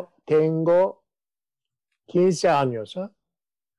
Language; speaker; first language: Spanish; non-native, learner; Turkish